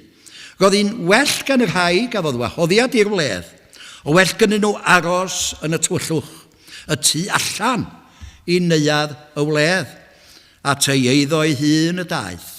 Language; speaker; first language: Welsh; native; Welsh